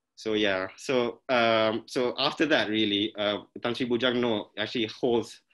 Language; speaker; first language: English; non-native, local second language; Malay